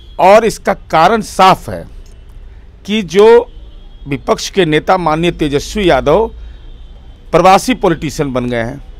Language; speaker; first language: Hindi; native; Hindi